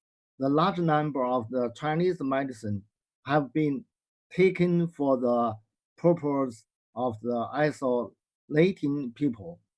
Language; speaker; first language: English; non-native, learner; Chinese